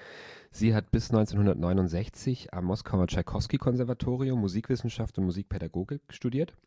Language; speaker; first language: German; native; German